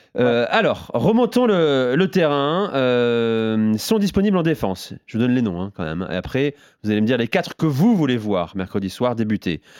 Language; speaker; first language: French; native; French